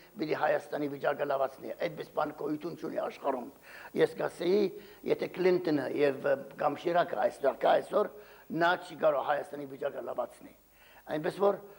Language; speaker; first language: Armenian; early bilingual, heritage; Armenian